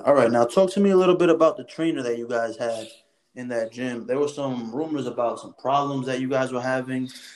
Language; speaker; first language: English; early bilingual, other home language; Spanish